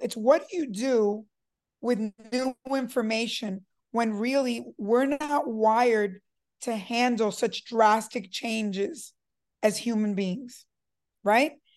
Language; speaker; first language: English; early bilingual, other home language; Spanish